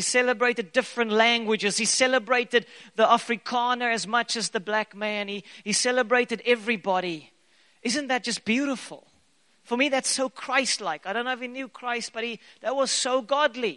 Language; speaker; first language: English; native; English